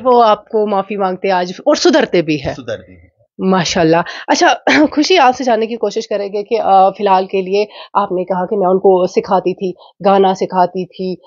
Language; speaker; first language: Hindi; non-native, local second language; Kashmiri